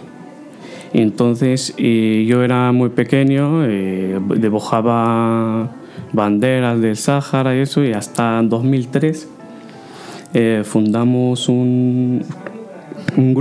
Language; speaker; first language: Spanish; non-native, fluent; Arabic